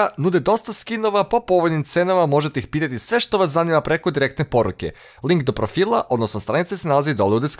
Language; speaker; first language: Serbian; native; Serbian